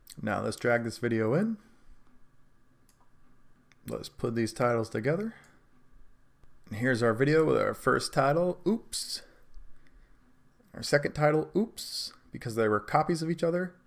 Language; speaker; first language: English; native; English